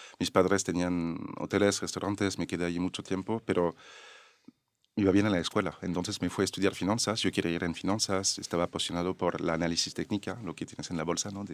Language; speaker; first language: Spanish; non-native, fluent; French